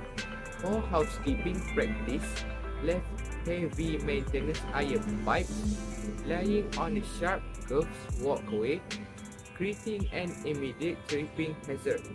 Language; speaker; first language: English; non-native, local second language; Malay